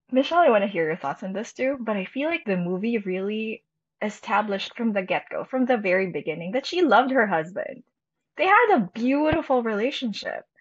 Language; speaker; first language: English; non-native, local second language; Filipino